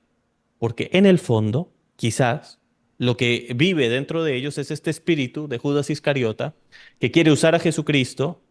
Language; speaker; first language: Spanish; native; Spanish